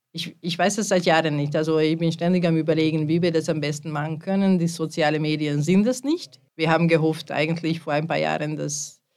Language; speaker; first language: German; non-native, fluent; Hungarian